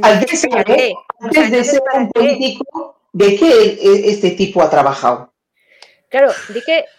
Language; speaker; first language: Spanish; non-native, fluent; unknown